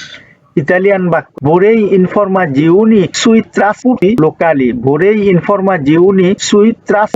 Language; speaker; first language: Italian; non-native, fluent; Bangla